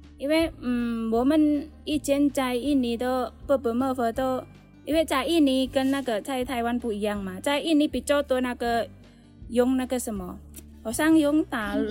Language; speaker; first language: Chinese; non-native, learner; Indonesian